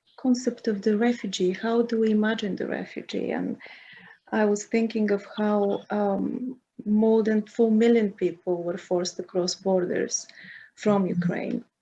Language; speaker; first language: English; non-native, fluent; Bulgarian